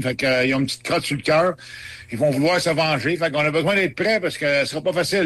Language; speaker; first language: French; native; French